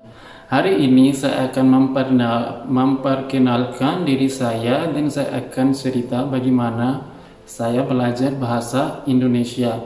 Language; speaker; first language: Indonesian; non-native, learner; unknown